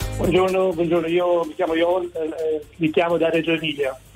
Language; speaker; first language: Italian; non-native, fluent; Albanian